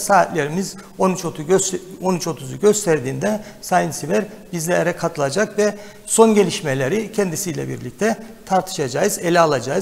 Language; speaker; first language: Turkish; native; Turkish